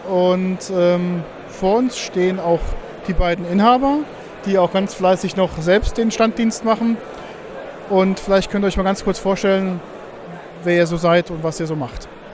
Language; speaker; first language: German; native; German